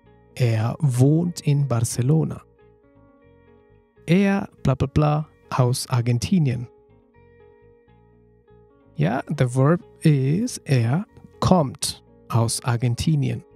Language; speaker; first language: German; non-native, fluent; Nepali